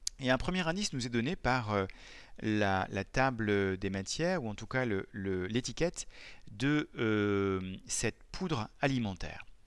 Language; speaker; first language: French; native; French